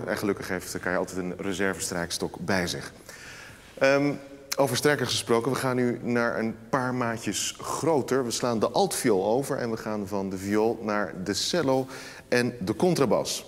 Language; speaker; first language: Dutch; native; Dutch